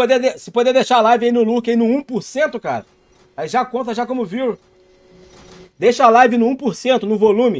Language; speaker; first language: Portuguese; native; Portuguese